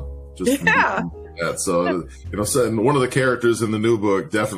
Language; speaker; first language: English; native; English